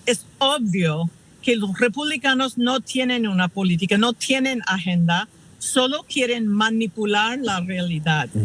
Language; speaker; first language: Spanish; non-native, fluent; English